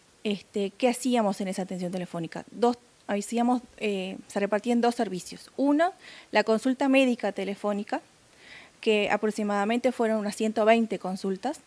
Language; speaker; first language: Spanish; native; Spanish